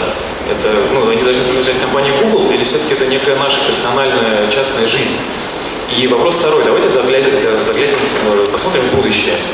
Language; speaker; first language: Russian; native; Russian